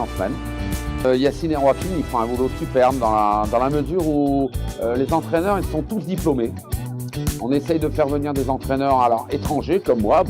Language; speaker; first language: French; native; French